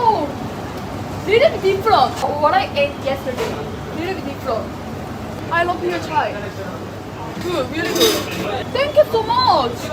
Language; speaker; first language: English; non-native, learner; Korean